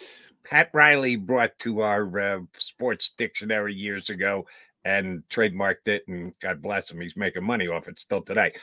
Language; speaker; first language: English; native; English